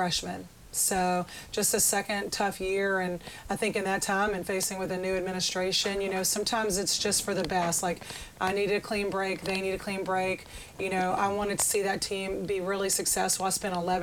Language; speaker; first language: English; native; English